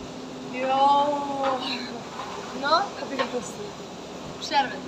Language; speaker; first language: Polish; non-native, learner; Croatian